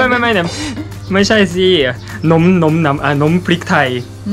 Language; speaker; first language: Thai; non-native, learner; Japanese